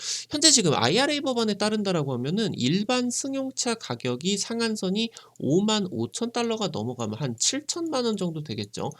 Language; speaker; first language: Korean; native; Korean